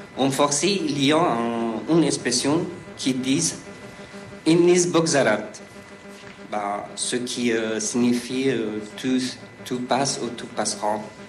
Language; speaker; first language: French; non-native, fluent; Persian